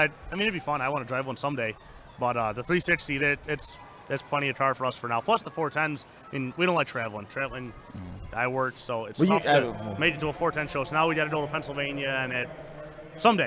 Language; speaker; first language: English; native; English